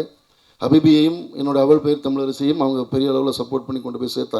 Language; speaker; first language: Tamil; native; Tamil